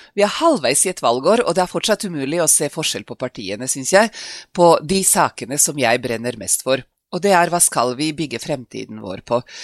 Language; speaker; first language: Norwegian; non-native, fluent; Serbian